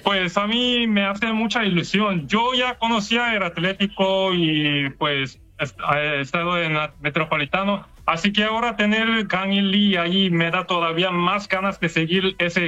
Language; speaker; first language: Spanish; non-native, learner; Korean